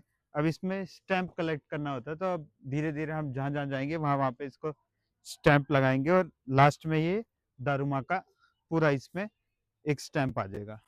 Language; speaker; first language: Hindi; native; Hindi